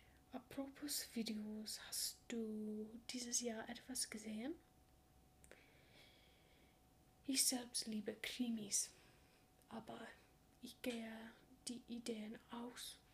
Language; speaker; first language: German; non-native, learner; English